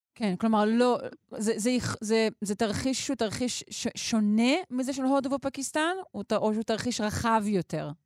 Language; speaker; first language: Hebrew; native; Hebrew